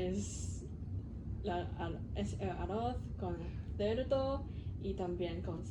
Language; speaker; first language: Spanish; non-native, learner; Cantonese